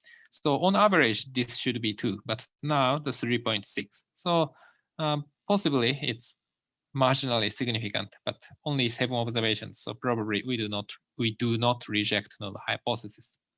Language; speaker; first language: English; non-native, fluent; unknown